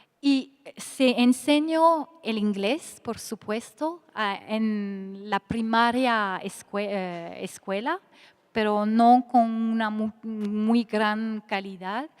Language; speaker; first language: Spanish; non-native, fluent; French